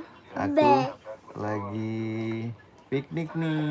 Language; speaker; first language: Indonesian; native; Indonesian